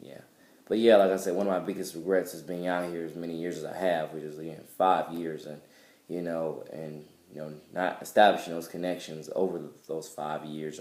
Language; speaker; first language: English; native; English